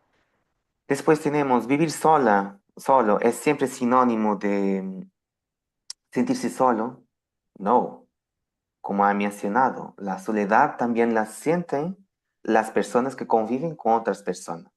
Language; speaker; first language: Spanish; non-native, fluent; Portuguese